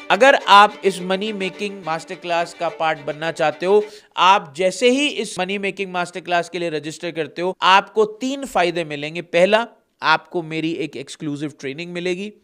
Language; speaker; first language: Hindi; native; Hindi